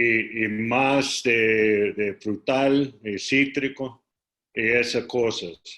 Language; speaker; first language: Spanish; non-native, learner; English